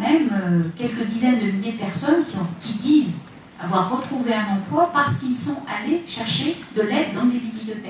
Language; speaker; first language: French; native; French